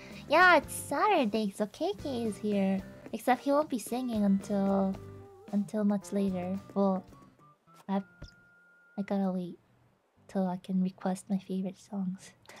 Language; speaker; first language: English; early bilingual, other home language; Japanese